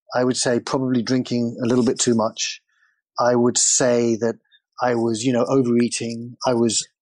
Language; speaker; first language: English; native; English